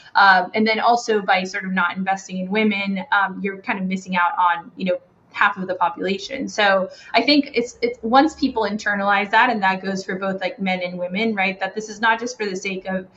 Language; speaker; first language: English; non-native, fluent; Spanish